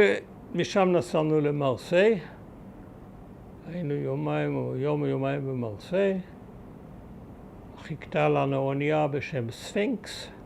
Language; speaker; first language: Hebrew; early bilingual, other home language; German